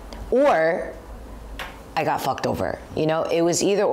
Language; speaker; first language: English; early bilingual, other home language; Korean